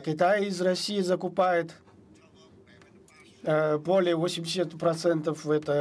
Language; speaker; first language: Russian; non-native, fluent; Chinese